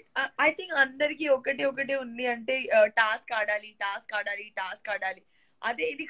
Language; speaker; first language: Telugu; non-native, learner; Gujarati